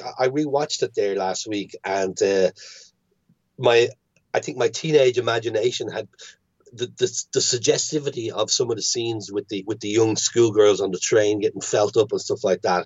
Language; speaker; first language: English; native; English